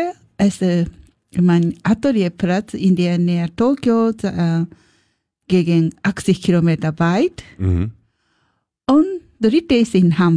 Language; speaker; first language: German; non-native, learner; Japanese